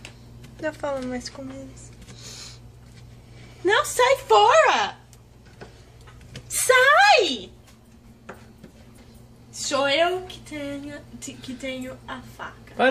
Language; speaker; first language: Portuguese; non-native, fluent; English